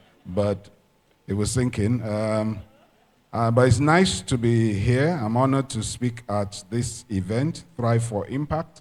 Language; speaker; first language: English; non-native, local second language; Yoruba